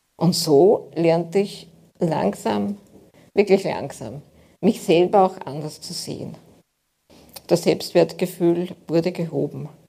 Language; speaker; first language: German; native; German